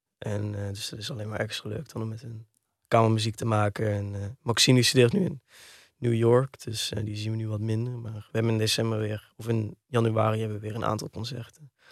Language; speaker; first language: Dutch; native; Dutch